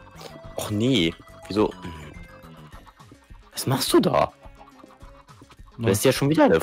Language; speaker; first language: German; native; German